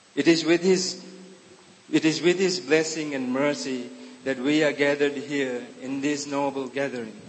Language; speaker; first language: English; non-native, local second language; Divehi